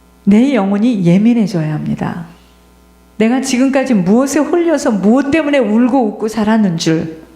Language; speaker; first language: Korean; native; Korean